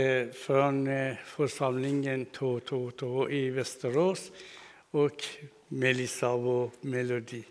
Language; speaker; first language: Swedish; non-native, learner; Persian